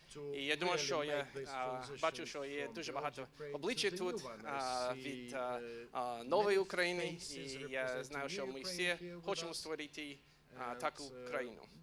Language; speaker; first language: Ukrainian; non-native, fluent; English